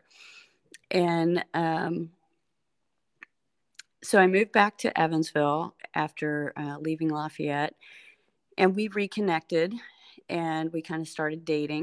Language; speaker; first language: English; native; English